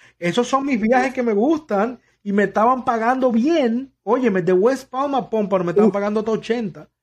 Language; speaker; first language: Spanish; native; Spanish